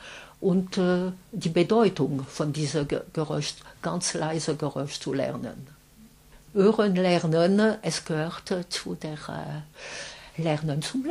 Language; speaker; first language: German; non-native, fluent; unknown